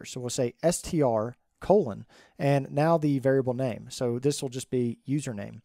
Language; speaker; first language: English; native; English